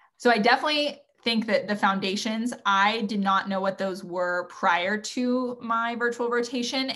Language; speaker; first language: English; native; English